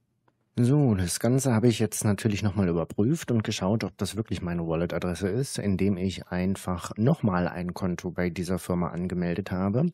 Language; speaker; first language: German; native; German